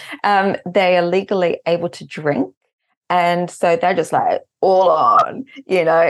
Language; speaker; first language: English; native; English